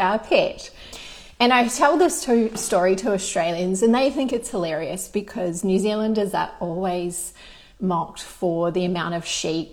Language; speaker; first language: English; native; English